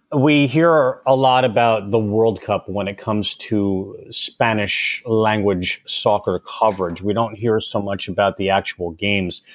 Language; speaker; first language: English; native; English